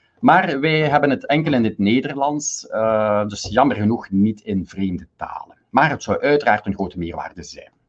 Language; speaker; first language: Dutch; native; Dutch